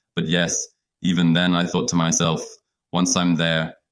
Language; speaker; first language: English; non-native, fluent; German